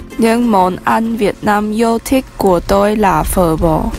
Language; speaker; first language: Vietnamese; non-native, learner; Chinese